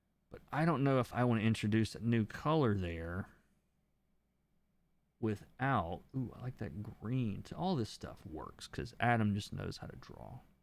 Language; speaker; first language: English; native; English